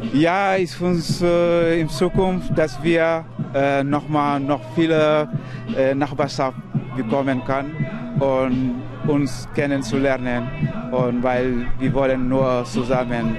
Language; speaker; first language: German; non-native, learner; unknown